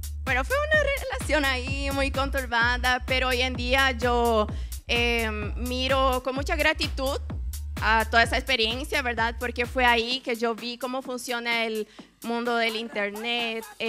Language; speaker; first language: Spanish; non-native, local second language; Portuguese